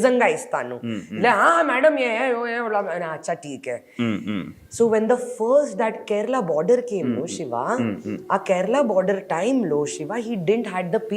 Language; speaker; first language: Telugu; non-native, learner; Hindi